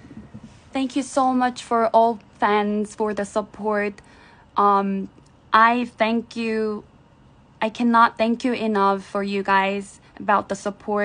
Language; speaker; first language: English; non-native, fluent; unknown